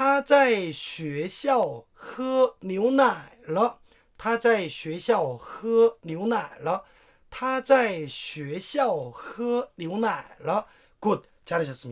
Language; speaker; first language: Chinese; non-native, fluent; Korean